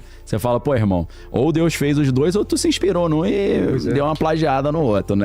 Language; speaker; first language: Portuguese; native; Portuguese